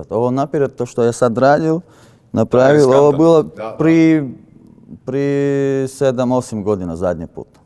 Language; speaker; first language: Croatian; non-native, learner; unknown